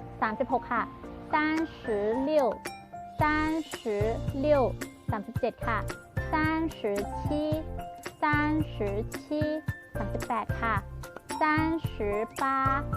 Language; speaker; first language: Chinese; non-native, fluent; Thai